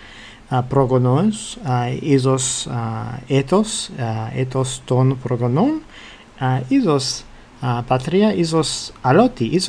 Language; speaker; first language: Greek; non-native, fluent; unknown